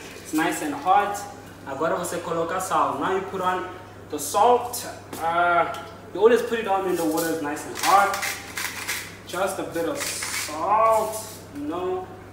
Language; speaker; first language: English; non-native, local second language; Xhosa